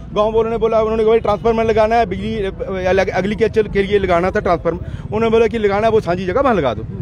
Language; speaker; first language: Hindi; native; Hindi